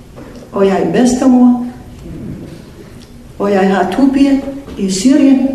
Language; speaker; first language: Danish; non-native, learner; Arabic